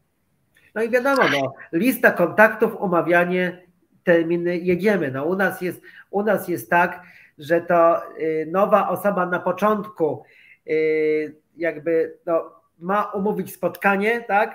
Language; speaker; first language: Polish; native; Polish